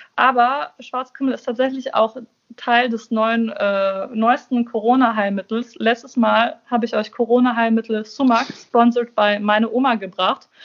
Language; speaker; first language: German; early bilingual, other home language; Persian